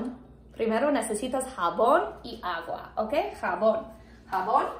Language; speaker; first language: Spanish; non-native, fluent; English